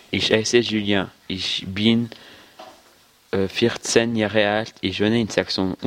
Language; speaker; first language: German; non-native, learner; French